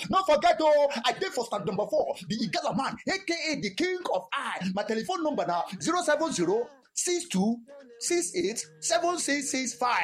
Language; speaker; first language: Nigerian Pidgin; non-native, local second language; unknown